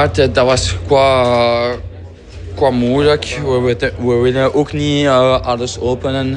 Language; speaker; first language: Dutch; non-native, fluent; French